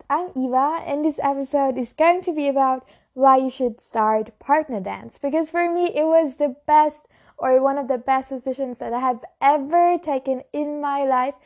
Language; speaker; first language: English; non-native, fluent; German